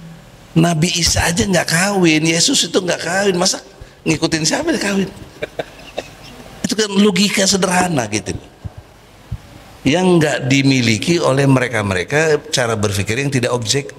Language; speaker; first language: Indonesian; native; Indonesian